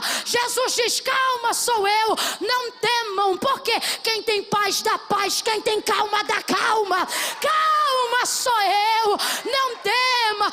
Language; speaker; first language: Portuguese; native; Portuguese